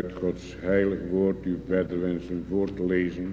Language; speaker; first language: Dutch; native; Dutch